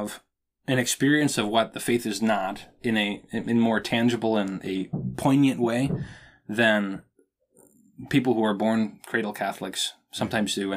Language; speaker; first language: English; native; English